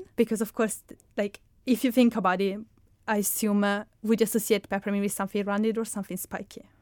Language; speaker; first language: English; non-native, fluent; Italian